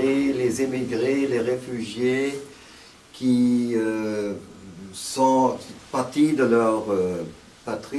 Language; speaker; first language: French; non-native, fluent; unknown